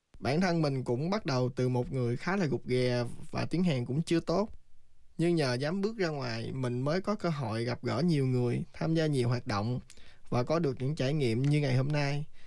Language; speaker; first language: Vietnamese; native; Vietnamese